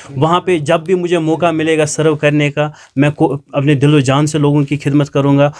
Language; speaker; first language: Urdu; non-native, local second language; Kashmiri